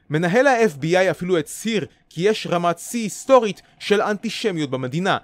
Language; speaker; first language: Hebrew; native; Hebrew